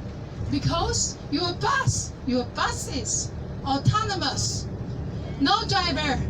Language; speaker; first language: English; non-native, learner; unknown